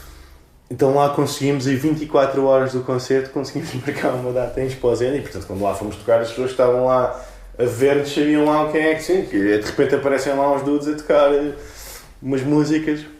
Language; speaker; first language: Portuguese; native; Portuguese